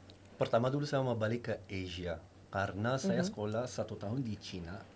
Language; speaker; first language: Indonesian; non-native, learner; French